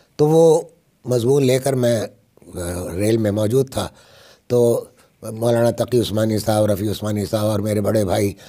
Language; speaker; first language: Urdu; native; Urdu